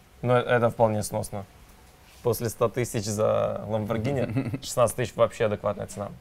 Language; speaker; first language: Russian; native; Russian